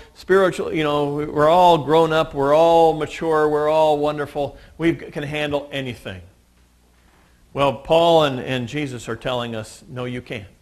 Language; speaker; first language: English; native; English